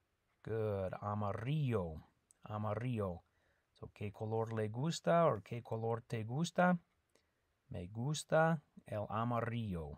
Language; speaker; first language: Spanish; non-native, fluent; English